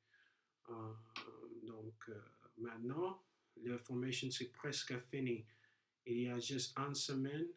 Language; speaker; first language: French; non-native, learner; English